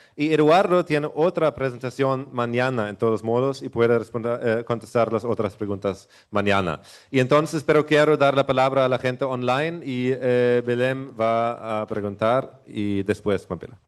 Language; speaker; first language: Spanish; non-native, fluent; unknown